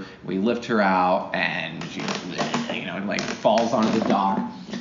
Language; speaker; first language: English; native; English